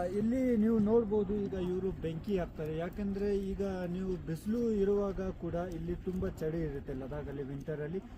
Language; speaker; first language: Kannada; non-native, fluent; Ladakhi